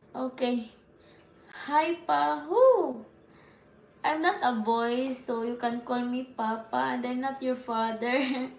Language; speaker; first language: English; non-native, local second language; Cebuano